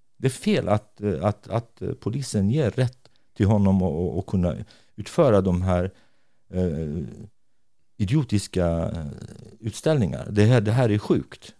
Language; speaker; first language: Swedish; non-native, fluent; Kurdish